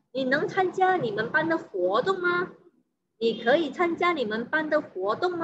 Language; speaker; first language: Chinese; non-native, fluent; Indonesian